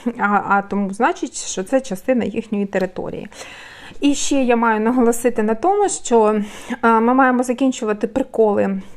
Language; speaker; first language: Ukrainian; non-native, local second language; Russian